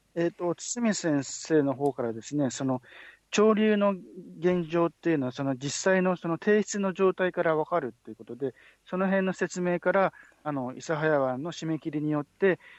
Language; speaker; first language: Japanese; native; Japanese